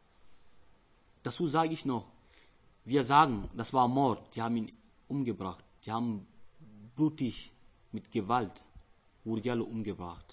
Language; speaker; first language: German; non-native, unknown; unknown